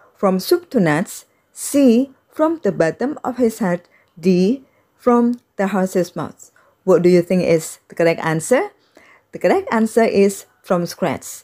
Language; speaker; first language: English; non-native, fluent; Indonesian